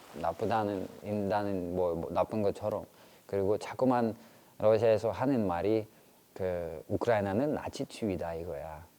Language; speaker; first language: Korean; non-native, fluent; Russian